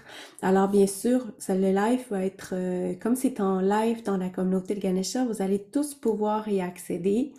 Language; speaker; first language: French; native; French